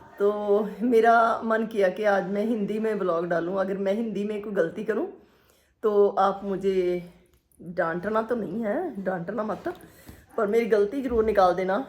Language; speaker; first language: Hindi; non-native, local second language; Punjabi